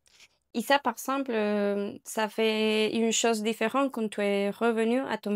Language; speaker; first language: French; non-native, learner; Spanish